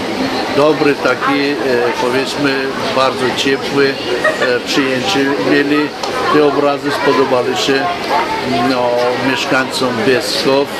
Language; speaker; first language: Polish; non-native, fluent; Armenian